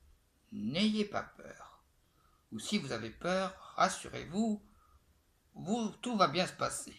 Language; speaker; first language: French; native; French